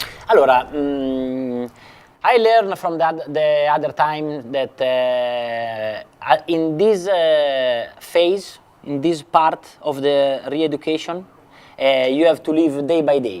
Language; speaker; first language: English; non-native, fluent; Italian